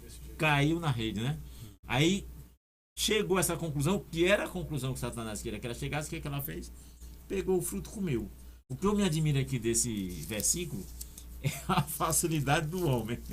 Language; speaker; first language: Portuguese; native; Portuguese